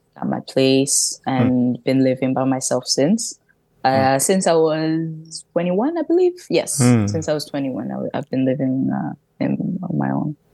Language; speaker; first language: English; early bilingual, other home language; French